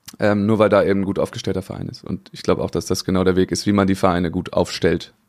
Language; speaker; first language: German; native; German